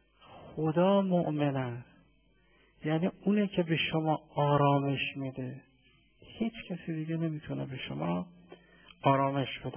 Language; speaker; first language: Persian; native; Persian